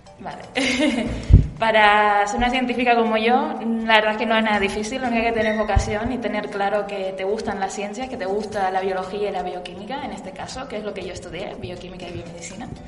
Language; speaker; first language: Spanish; early bilingual, other home language; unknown